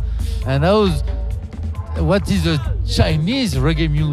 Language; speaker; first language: English; non-native, learner; French